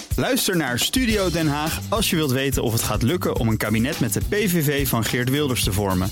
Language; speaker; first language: Dutch; native; Dutch